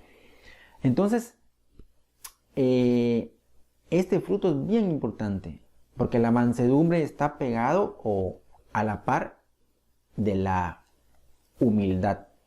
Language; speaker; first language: Spanish; native; Spanish